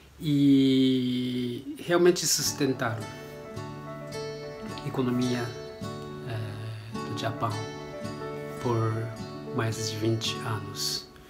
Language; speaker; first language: Portuguese; non-native, learner; Japanese